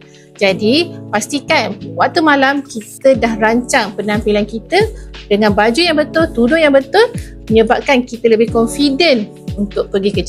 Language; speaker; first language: Malay; native; Malay